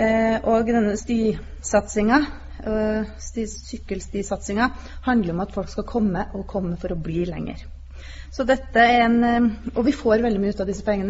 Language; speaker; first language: Norwegian; native; Norwegian